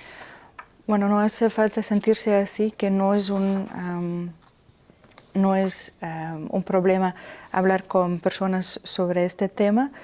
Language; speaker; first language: Spanish; non-native, fluent; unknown